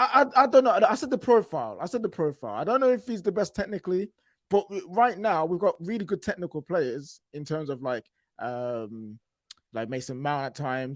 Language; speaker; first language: English; native; English